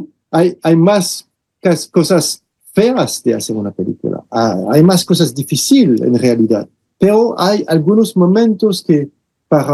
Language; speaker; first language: Spanish; non-native, fluent; French